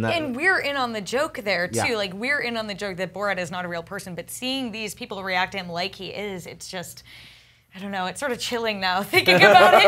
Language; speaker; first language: English; native; English